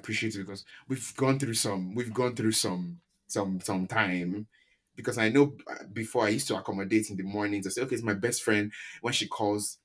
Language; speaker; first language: English; non-native, local second language; Yoruba